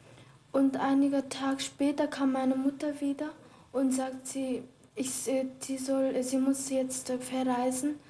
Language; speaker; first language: German; non-native, fluent; Korean